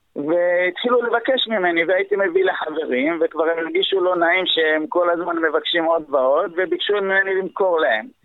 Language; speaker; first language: Hebrew; early bilingual, other home language; Arabic